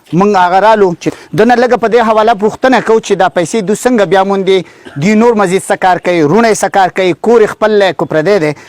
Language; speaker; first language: Pashto; native; Pashto